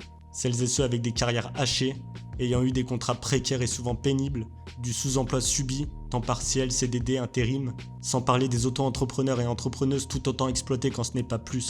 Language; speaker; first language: French; native; French